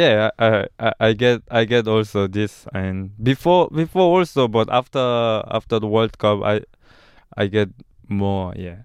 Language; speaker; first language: English; non-native, learner; Korean